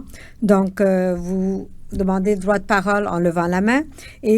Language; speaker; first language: French; native; French